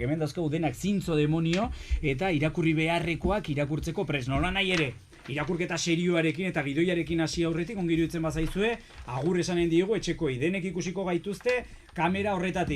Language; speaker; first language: Basque; native; Basque